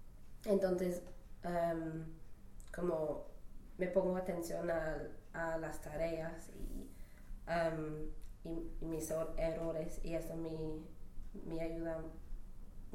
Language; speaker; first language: Spanish; non-native, fluent; English